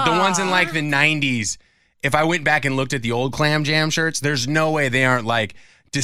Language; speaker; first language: English; native; English